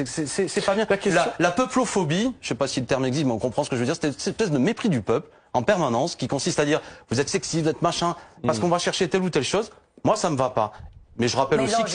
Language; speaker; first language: French; native; French